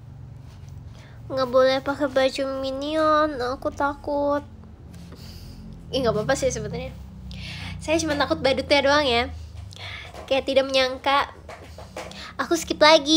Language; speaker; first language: Indonesian; native; Indonesian